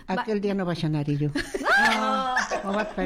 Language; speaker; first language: Catalan; non-native, local second language; Spanish